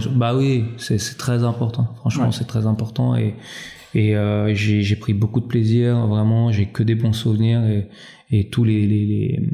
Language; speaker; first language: French; early bilingual, other home language; Albanian